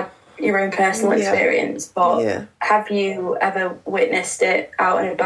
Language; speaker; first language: English; native; English